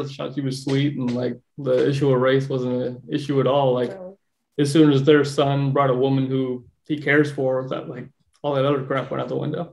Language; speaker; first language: English; native; English